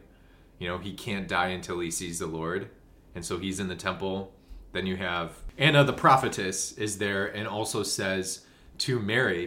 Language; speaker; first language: English; native; English